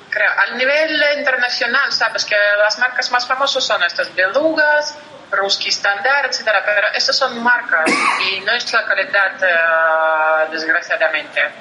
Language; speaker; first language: Spanish; non-native, fluent; Russian